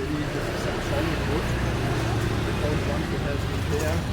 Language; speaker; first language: English; non-native, fluent; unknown